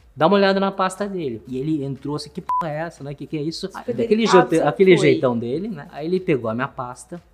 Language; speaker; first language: Portuguese; early bilingual, other home language; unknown